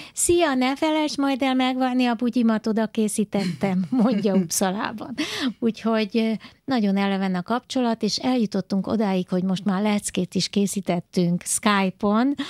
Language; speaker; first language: Hungarian; native; Hungarian